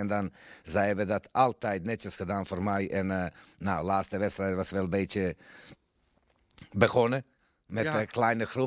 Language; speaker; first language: Dutch; non-native, fluent; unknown